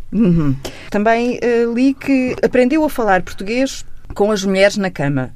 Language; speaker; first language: Portuguese; native; Portuguese